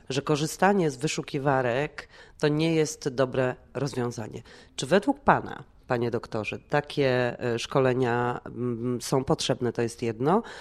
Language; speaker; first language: Polish; native; Polish